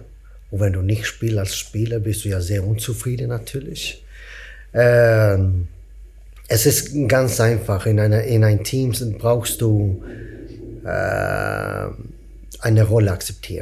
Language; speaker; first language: German; non-native, fluent; Swedish